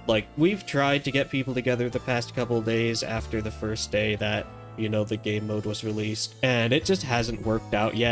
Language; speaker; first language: English; native; English